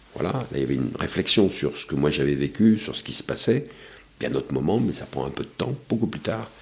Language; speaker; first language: French; native; French